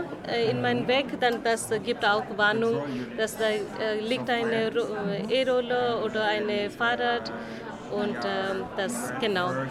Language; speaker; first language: German; non-native, learner; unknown